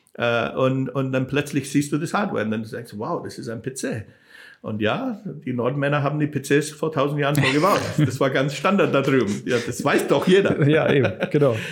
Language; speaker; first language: German; non-native, fluent; English